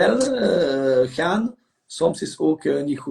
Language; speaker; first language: Dutch; non-native, local second language; French